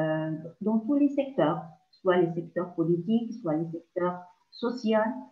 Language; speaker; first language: French; non-native, local second language; Arabic